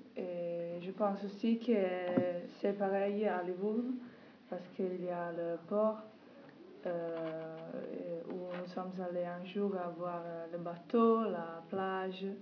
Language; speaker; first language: French; non-native, learner; Italian